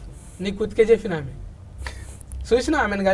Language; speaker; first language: Telugu; native; Telugu